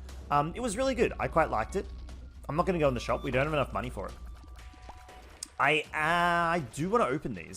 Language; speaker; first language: English; native; English